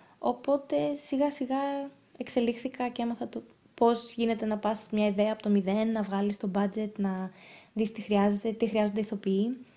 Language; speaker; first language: Greek; early bilingual, heritage; Greek